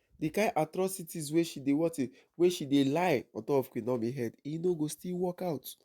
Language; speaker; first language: Nigerian Pidgin; non-native, local second language; Yoruba